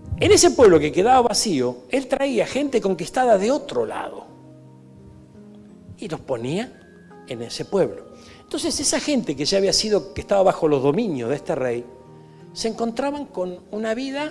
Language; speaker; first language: Spanish; native; Spanish